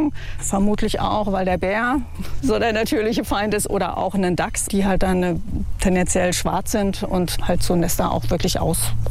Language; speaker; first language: German; native; German